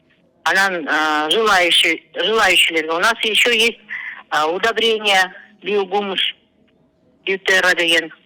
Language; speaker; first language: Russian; non-native, local second language; Kyrgyz